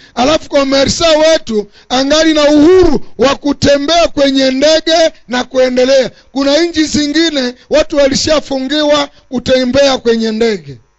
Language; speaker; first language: Swahili; non-native, local second language; Nande